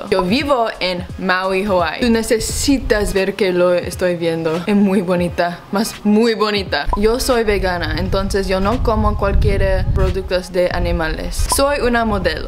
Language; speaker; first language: Spanish; non-native, learner; English